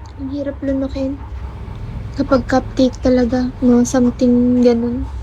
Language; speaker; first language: Filipino; non-native, local second language; Bikol